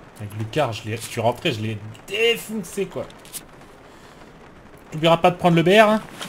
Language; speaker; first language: French; native; French